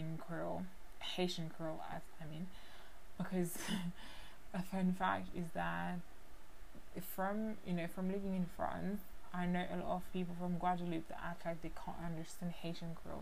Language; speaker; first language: English; non-native, fluent; Haitian Creole